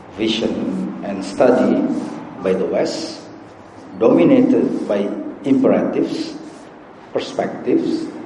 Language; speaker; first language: English; non-native, fluent; Indonesian